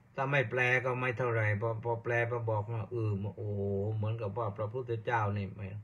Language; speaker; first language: Thai; native; Thai